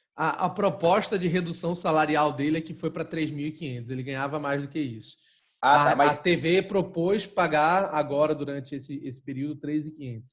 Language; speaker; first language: Portuguese; native; Portuguese